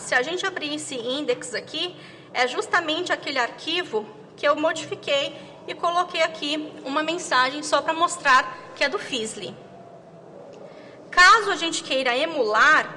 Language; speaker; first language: Portuguese; native; Portuguese